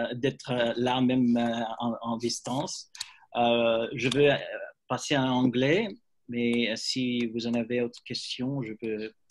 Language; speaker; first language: French; non-native, learner; English